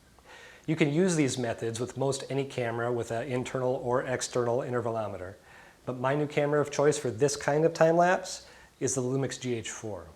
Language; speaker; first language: English; native; English